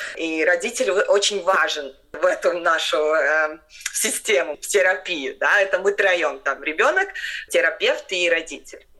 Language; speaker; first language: Russian; non-native, local second language; Latvian